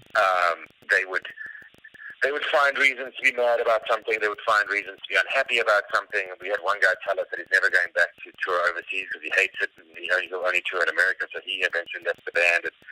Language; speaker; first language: English; native; English